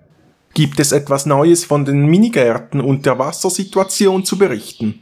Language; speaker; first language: German; native; German